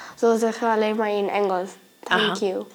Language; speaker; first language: Dutch; early bilingual, other home language; Marathi